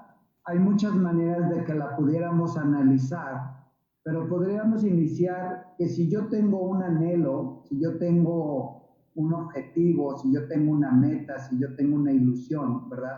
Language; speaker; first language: Spanish; native; Spanish